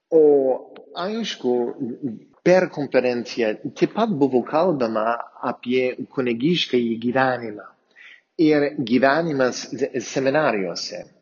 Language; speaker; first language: Lithuanian; non-native, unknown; English